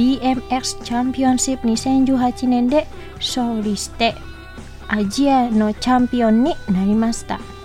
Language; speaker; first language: Japanese; non-native, fluent; Indonesian